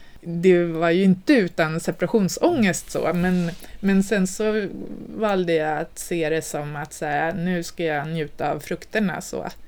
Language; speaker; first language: Swedish; native; Swedish